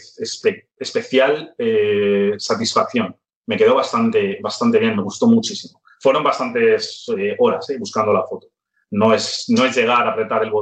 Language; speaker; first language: Spanish; native; Spanish